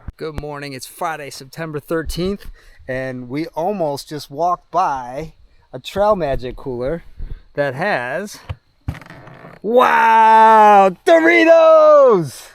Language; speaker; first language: English; native; English